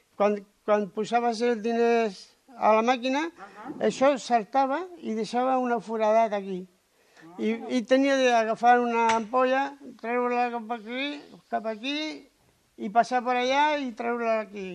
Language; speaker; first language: Catalan; non-native, local second language; Spanish